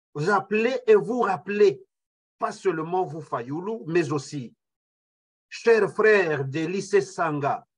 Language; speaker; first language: French; non-native, local second language; Kinyarwanda